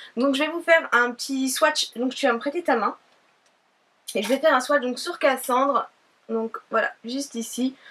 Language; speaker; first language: French; native; French